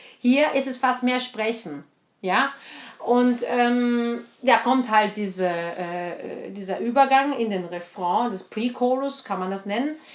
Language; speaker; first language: German; non-native, fluent; Italian